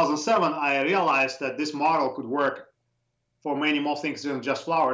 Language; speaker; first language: English; non-native, fluent; Russian